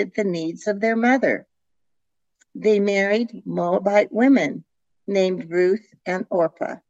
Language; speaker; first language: English; early bilingual, other home language; Dutch